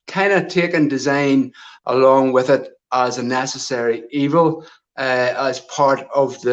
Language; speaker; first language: English; native; English